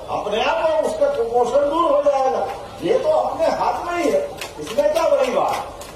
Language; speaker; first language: Hindi; native; Hindi